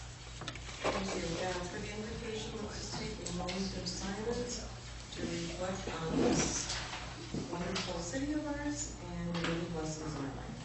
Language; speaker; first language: English; native; English